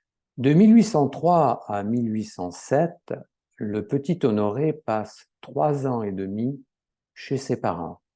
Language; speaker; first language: French; native; French